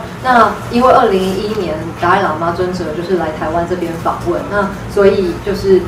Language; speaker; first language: Chinese; native; Chinese